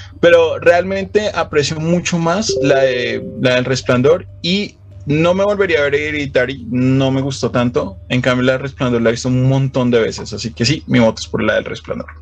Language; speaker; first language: Spanish; native; Spanish